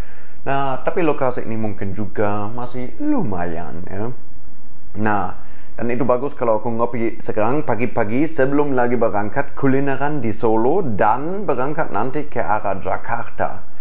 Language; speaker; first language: Indonesian; non-native, fluent; German